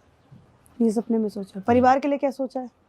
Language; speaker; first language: Hindi; native; Hindi